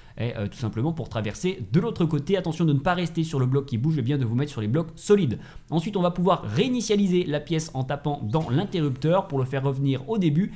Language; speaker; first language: French; native; French